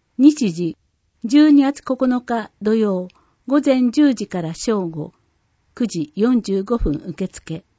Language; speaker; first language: Japanese; native; Japanese